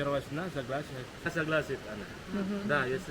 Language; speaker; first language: Russian; non-native, learner; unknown